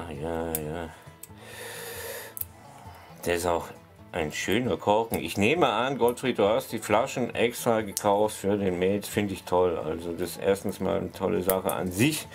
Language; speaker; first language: German; native; German